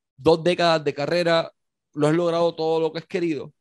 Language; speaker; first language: Spanish; native; Spanish